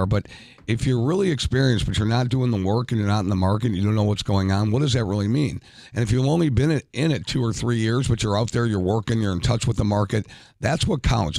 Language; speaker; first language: English; native; English